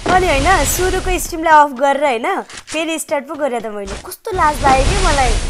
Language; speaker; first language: Hindi; non-native, local second language; Nepali